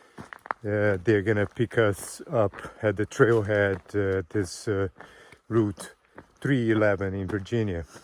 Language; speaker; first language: English; non-native, fluent; Portuguese